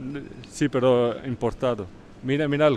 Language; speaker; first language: Spanish; non-native, learner; French